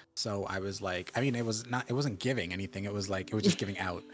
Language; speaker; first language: English; native; English